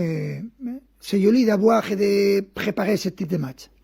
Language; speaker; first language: French; non-native, fluent; Spanish